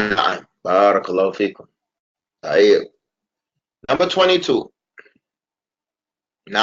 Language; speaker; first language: Arabic; non-native, fluent; English